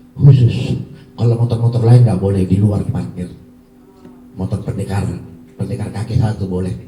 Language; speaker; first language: Indonesian; native; Indonesian